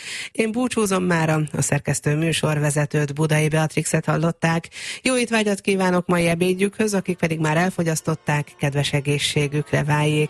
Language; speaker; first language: Hungarian; native; Hungarian